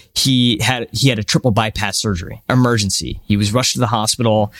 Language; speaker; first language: English; early bilingual, other home language; Hindi